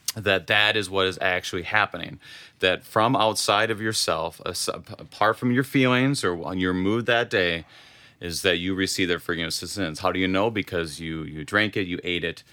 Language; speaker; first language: English; native; English